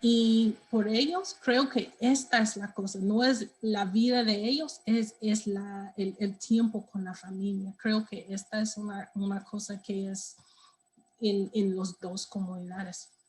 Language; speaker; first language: Spanish; non-native, learner; English